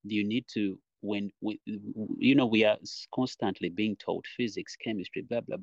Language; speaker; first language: English; non-native, local second language; Nyankole